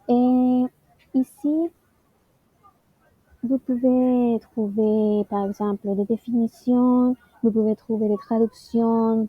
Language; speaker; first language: French; non-native, learner; Spanish